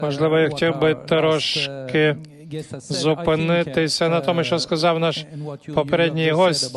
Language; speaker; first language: Ukrainian; non-native, fluent; French